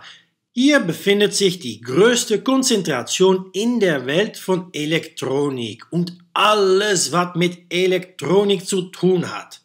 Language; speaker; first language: German; non-native, fluent; Dutch